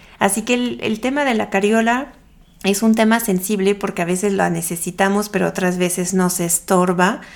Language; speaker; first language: Spanish; non-native, fluent; French